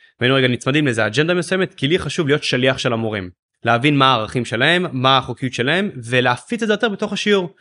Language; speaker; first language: Hebrew; native; Hebrew